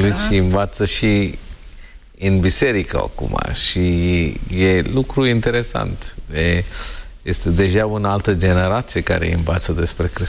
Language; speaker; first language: Romanian; non-native, learner; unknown